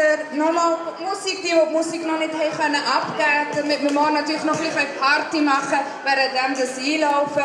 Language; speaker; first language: German; native; German